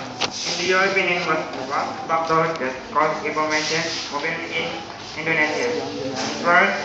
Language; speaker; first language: English; non-native, learner; Indonesian